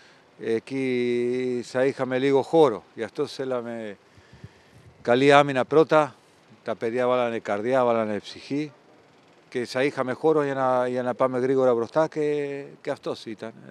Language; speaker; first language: Greek; non-native, fluent; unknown